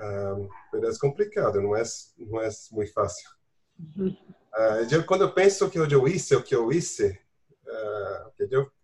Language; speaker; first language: Spanish; non-native, learner; Portuguese